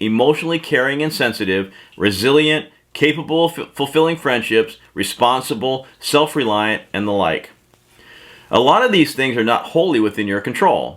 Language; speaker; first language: English; native; English